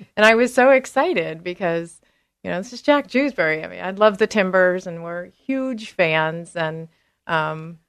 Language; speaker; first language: English; native; English